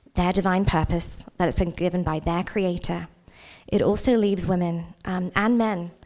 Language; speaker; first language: English; native; English